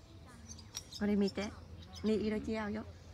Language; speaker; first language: Japanese; non-native, learner; Vietnamese